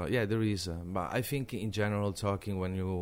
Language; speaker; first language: English; non-native, fluent; Italian